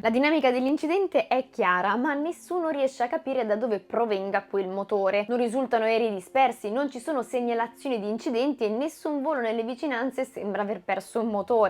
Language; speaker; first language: Italian; native; Italian